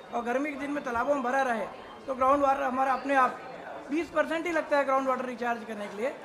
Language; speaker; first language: Hindi; native; Hindi